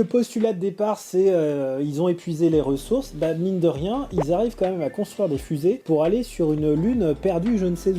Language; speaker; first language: French; native; French